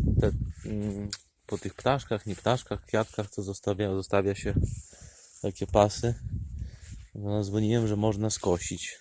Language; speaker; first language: Polish; native; Polish